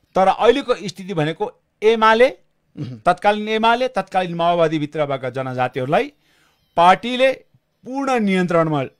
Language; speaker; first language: Nepali; non-native, local second language; Sherpa